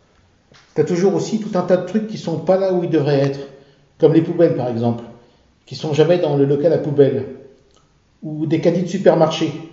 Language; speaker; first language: French; native; French